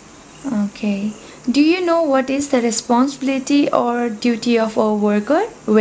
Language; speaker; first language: English; non-native, learner; Nepali